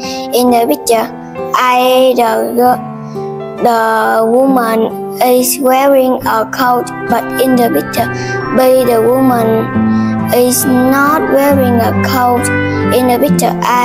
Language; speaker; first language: English; non-native, learner; Vietnamese